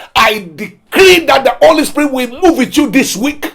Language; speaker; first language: English; non-native, local second language; Yoruba